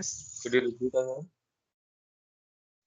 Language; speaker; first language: English; non-native, learner; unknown